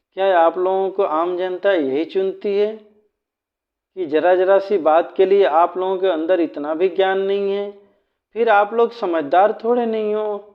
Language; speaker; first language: Hindi; native; Hindi